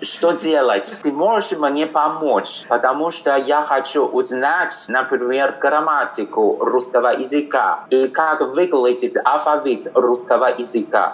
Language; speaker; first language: Russian; non-native, fluent; Chinese